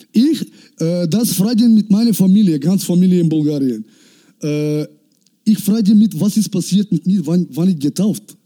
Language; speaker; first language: German; non-native, learner; Turkish